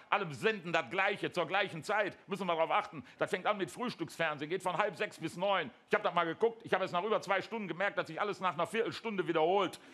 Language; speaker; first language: German; native; German